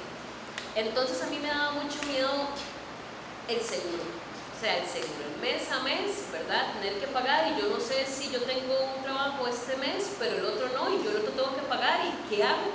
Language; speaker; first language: Spanish; native; Spanish